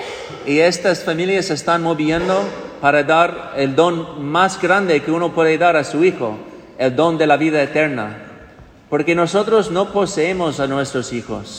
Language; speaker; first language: Spanish; non-native, fluent; English